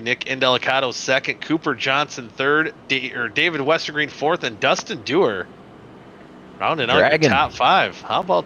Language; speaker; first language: English; native; English